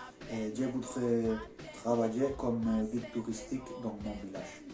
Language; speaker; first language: French; non-native, learner; Spanish